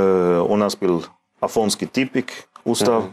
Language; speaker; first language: Russian; non-native, learner; Swedish